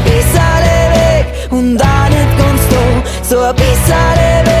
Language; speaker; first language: German; native; German